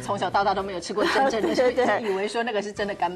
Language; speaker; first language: Chinese; native; Chinese